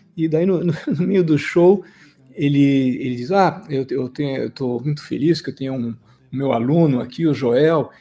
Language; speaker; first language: Portuguese; native; Portuguese